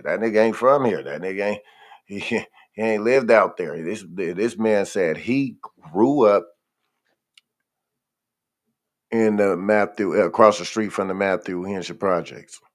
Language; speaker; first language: English; native; English